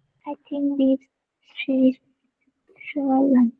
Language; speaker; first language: English; non-native, learner; Vietnamese